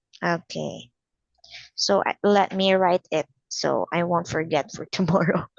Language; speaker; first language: English; non-native, fluent; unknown